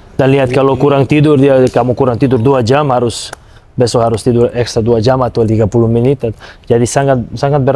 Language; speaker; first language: Indonesian; non-native, fluent; Serbian